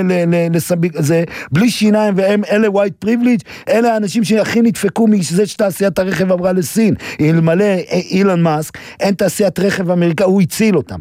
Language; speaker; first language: Hebrew; native; Hebrew